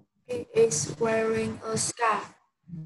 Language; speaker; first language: English; non-native, learner; Vietnamese